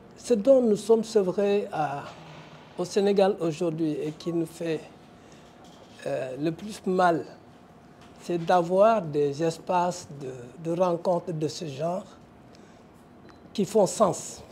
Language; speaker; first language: French; non-native, local second language; Wolof